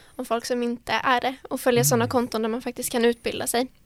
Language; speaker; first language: Swedish; native; Swedish